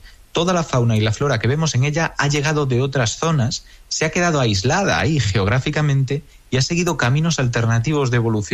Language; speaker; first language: Spanish; native; Spanish